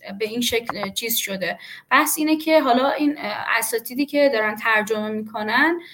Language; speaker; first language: Persian; native; Persian